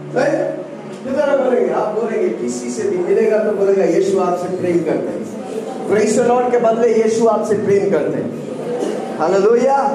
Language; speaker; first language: Hindi; non-native, local second language; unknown